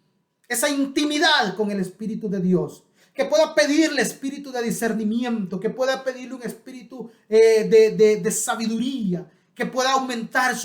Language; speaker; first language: Spanish; native; Spanish